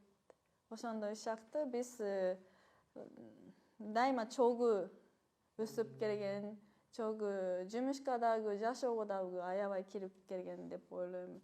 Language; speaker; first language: Kyrgyz; non-native, fluent; Japanese